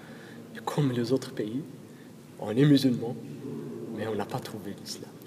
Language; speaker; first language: French; non-native, local second language; Arabic